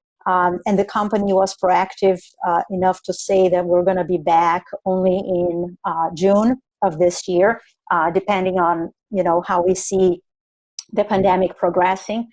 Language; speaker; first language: English; non-native, fluent; Spanish